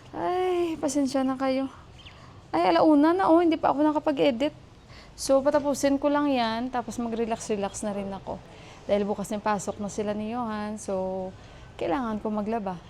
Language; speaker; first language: Filipino; native; Filipino